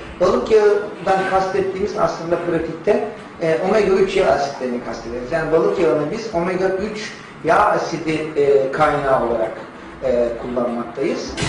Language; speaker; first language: Turkish; native; Turkish